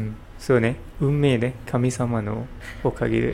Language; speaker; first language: Japanese; non-native, learner; English